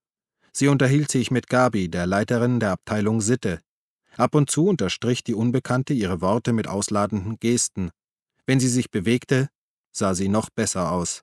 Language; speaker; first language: German; native; German